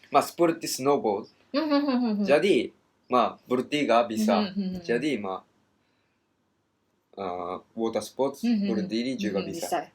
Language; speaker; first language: Indonesian; non-native, learner; Japanese